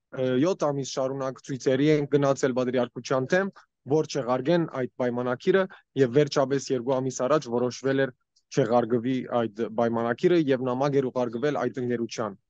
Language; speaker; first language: Armenian; early bilingual, heritage; Armenian